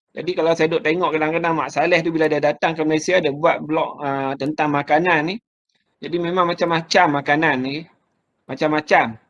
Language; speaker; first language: Malay; native; Malay